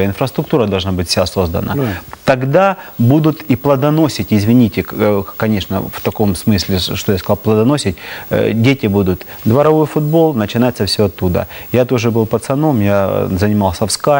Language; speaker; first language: Russian; native; Russian